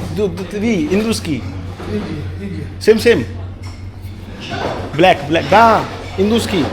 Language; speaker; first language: Russian; non-native, learner; Hindi